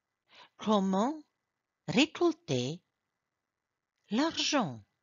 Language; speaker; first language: French; non-native, fluent; Croatian